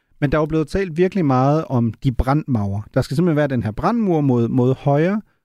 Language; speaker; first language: Danish; native; Danish